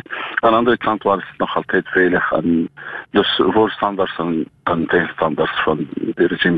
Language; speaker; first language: Dutch; non-native, fluent; Arabic